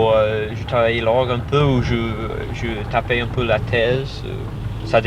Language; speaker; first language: French; non-native, learner; English